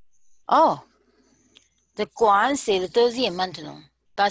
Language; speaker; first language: French; non-native, learner; Chinese